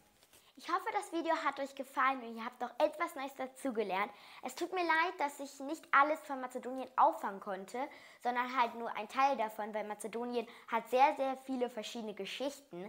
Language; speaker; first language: German; early bilingual, other home language; Macedonian